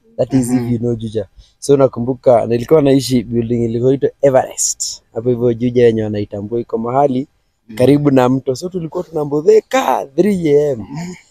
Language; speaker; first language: Swahili; native; Swahili